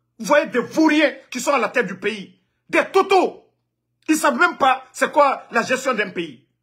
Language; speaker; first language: French; non-native, local second language; Mandingo